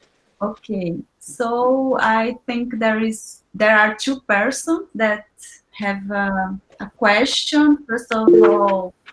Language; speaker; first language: English; non-native, learner; Portuguese